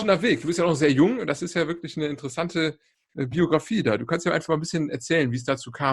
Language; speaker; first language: German; native; German